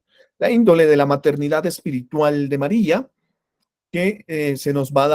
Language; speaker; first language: Spanish; native; Spanish